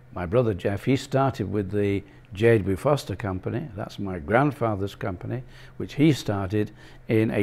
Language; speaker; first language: English; native; English